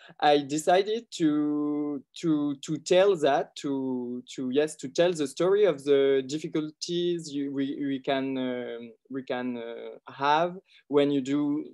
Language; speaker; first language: English; non-native, learner; French